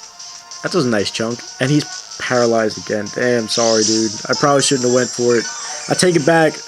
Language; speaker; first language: English; native; English